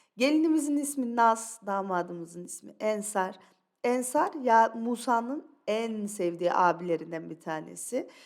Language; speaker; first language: Turkish; early bilingual, other home language; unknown